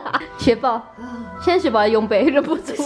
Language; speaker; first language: Chinese; native; Chinese